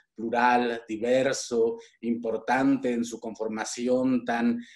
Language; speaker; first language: Spanish; native; Spanish